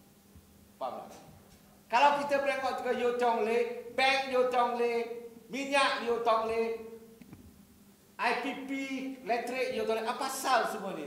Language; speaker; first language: Malay; native; Malay